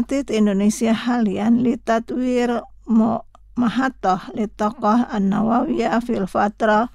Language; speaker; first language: Arabic; non-native, fluent; Indonesian